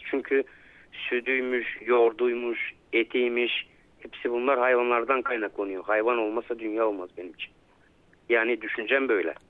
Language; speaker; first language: Turkish; native; Turkish